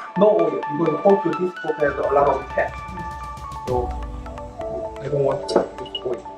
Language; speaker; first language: English; non-native, learner; Korean